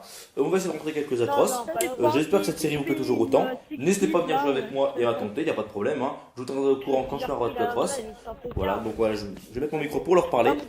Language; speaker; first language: French; native; French